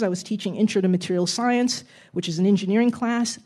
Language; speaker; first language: English; native; English